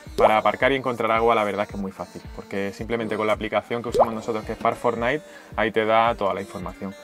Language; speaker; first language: Spanish; native; Spanish